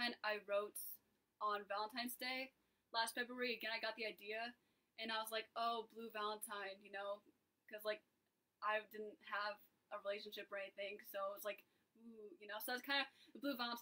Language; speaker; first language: English; native; English